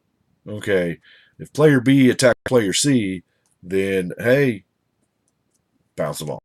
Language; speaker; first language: English; native; English